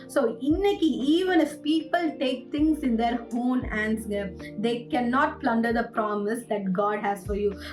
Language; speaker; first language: English; non-native, local second language; Tamil